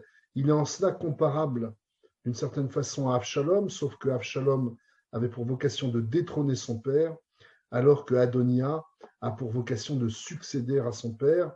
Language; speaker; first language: French; native; French